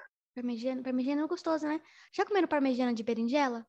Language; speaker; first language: Portuguese; native; Portuguese